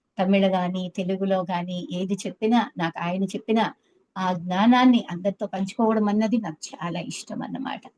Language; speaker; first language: Telugu; native; Telugu